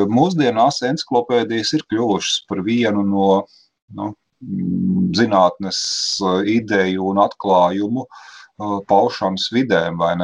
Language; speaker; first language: Latvian; native; Latvian